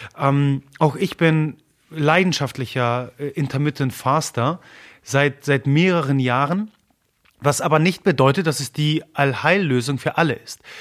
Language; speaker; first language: German; early bilingual, other home language; Polish